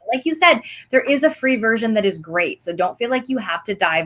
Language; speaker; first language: English; native; English